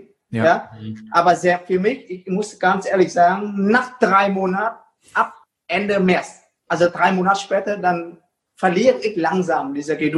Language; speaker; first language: German; non-native, fluent; Vietnamese